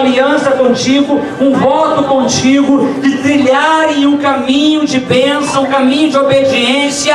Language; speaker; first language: Portuguese; native; Portuguese